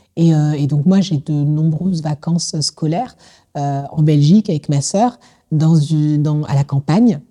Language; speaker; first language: French; native; French